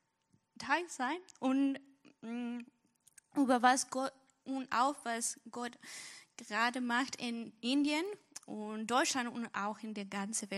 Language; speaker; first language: German; non-native, learner; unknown